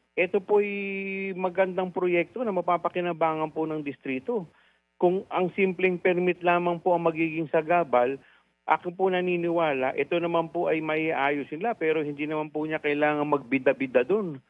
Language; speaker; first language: Filipino; native; Filipino